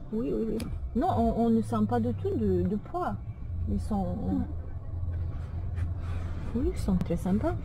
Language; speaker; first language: French; non-native, fluent; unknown